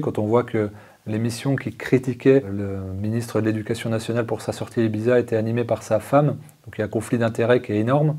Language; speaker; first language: French; native; French